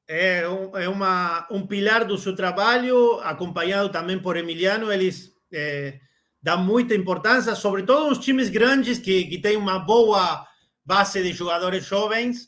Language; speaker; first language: Portuguese; non-native, learner; Spanish